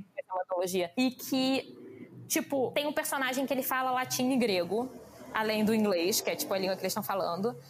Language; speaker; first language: Portuguese; native; Portuguese